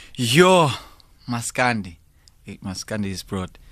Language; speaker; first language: English; non-native, local second language; Zulu